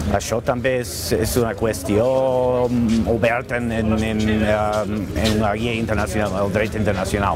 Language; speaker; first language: Catalan; non-native, fluent; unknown